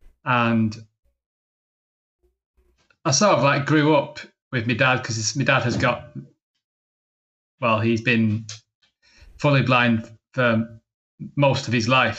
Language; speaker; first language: English; native; English